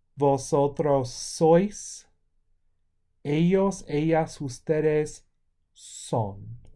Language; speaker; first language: Spanish; non-native, fluent; English